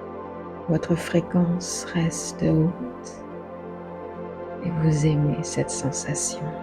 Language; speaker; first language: French; native; French